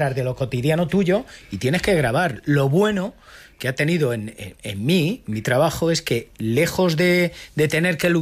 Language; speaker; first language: Spanish; native; Spanish